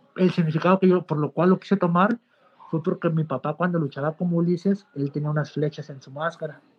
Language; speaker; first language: Spanish; native; Spanish